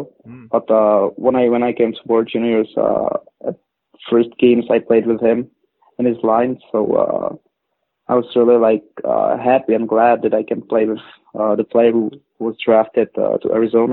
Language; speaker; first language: English; non-native, fluent; Czech